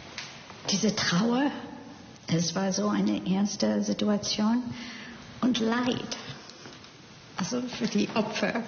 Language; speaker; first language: German; non-native, fluent; English